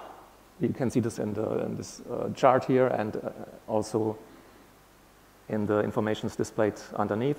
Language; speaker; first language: English; non-native, fluent; German